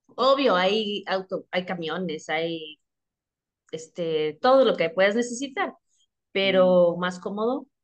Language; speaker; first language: Spanish; early bilingual, heritage; Spanish